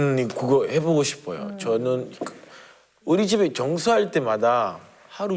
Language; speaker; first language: Korean; non-native, fluent; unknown